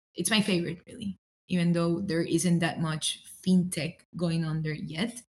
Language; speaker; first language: English; non-native, fluent; Spanish